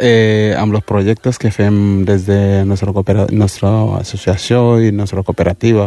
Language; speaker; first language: Catalan; early bilingual, other home language; Wolof